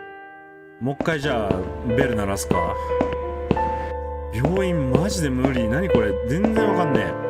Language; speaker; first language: Japanese; native; Japanese